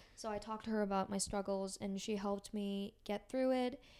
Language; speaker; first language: English; non-native, fluent; Korean